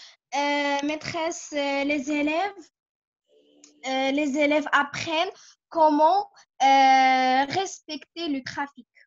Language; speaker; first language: French; non-native, learner; Arabic